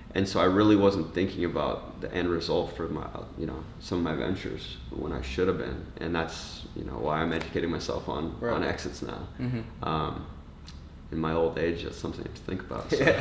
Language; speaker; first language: English; native; English